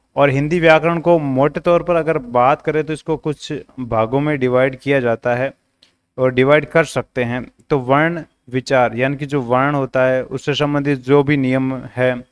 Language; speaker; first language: Hindi; native; Hindi